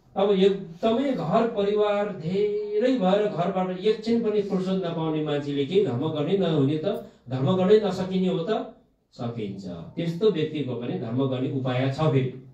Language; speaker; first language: Nepali; non-native, local second language; Gurung